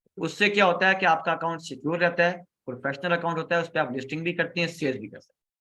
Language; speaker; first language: Urdu; native; Urdu